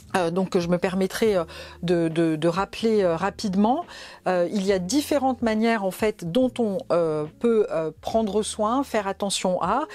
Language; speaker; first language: French; native; French